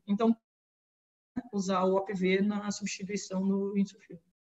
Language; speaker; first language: Portuguese; native; Portuguese